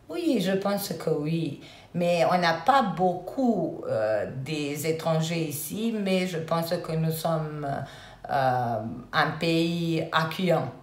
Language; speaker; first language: French; non-native, fluent; Serbian